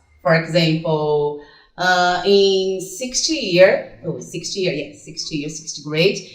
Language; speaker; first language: English; non-native, fluent; Portuguese